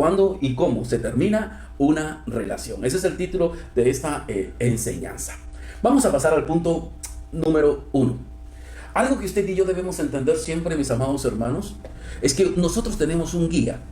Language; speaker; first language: Spanish; native; Spanish